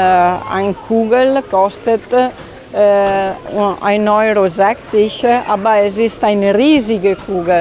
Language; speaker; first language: German; non-native, learner; Italian